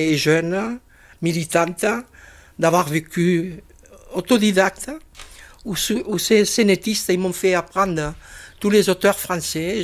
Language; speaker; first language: French; non-native, fluent; Catalan